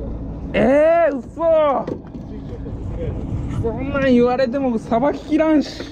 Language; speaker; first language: Japanese; native; Japanese